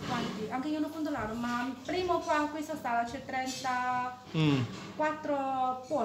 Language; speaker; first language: Italian; non-native, learner; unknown